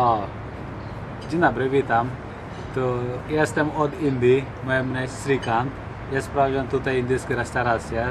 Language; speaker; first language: Polish; non-native, learner; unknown